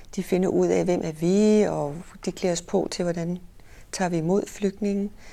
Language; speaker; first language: Danish; native; Danish